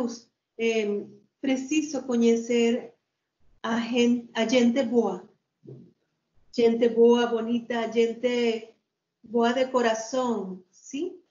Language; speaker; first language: Portuguese; non-native, learner; Spanish